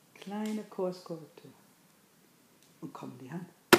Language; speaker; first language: German; non-native, fluent; English